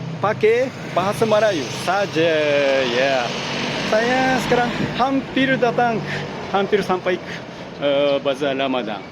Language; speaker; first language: Indonesian; non-native, learner; Japanese